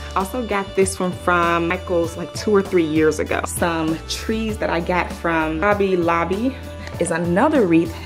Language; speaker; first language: English; native; English